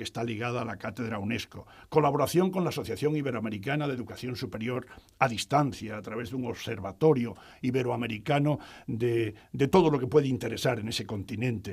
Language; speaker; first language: Spanish; native; Spanish